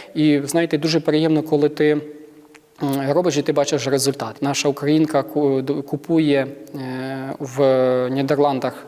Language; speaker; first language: Ukrainian; native; Ukrainian